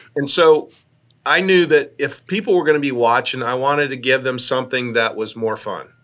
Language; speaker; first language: English; native; English